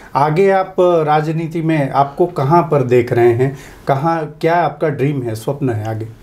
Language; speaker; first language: Hindi; native; Hindi